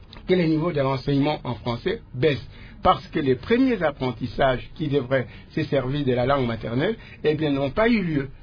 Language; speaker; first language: French; non-native, local second language; Lingala